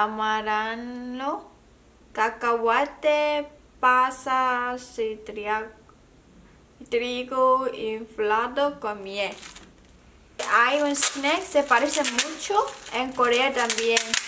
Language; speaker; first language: Spanish; non-native, learner; Korean